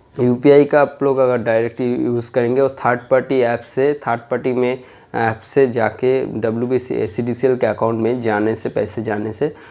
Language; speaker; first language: Hindi; non-native, local second language; Bangla